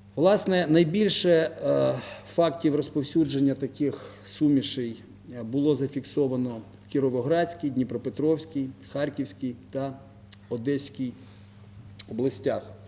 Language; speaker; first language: Ukrainian; native; Ukrainian